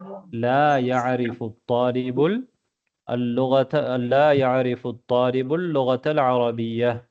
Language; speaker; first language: Arabic; non-native, fluent; Tamil